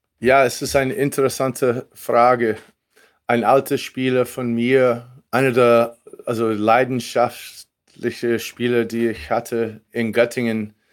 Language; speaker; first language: German; non-native, fluent; English